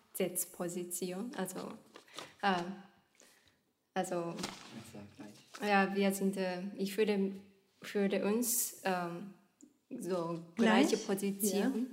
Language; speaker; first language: German; non-native, learner; Japanese